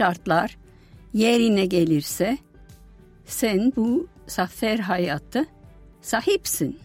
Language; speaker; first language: Turkish; non-native, fluent; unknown